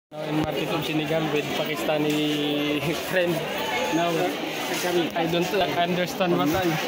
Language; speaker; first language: English; non-native, learner; Filipino